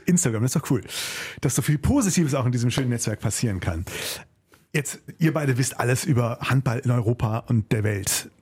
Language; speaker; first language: German; native; German